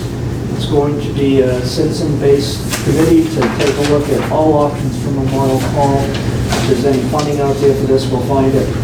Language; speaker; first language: English; native; English